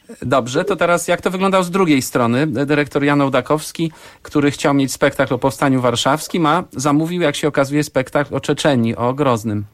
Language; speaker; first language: Polish; native; Polish